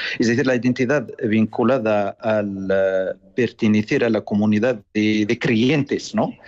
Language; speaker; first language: Spanish; non-native, fluent; Arabic